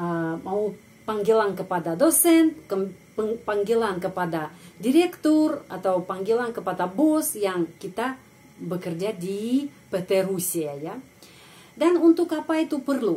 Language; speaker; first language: Indonesian; non-native, fluent; Russian